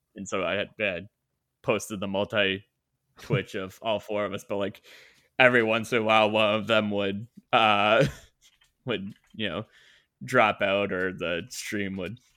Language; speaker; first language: English; native; English